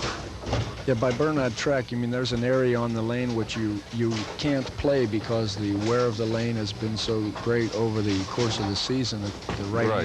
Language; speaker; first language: English; native; English